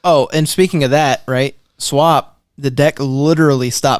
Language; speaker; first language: English; native; English